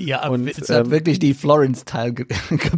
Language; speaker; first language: German; non-native, learner; Afrikaans